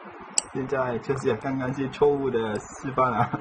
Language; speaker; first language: Chinese; native; Chinese